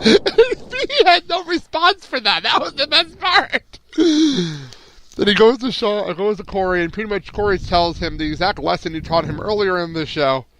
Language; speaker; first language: English; native; English